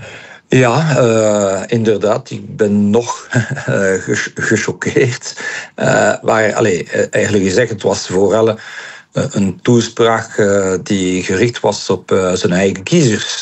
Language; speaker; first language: Dutch; non-native, local second language; French